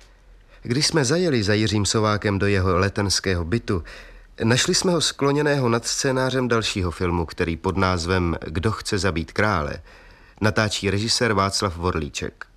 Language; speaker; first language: Czech; native; Czech